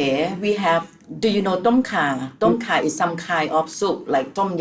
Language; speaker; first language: English; non-native, learner; Thai